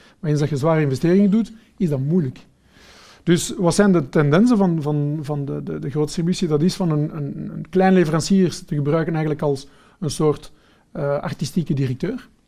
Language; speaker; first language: Dutch; early bilingual, other home language; Portuguese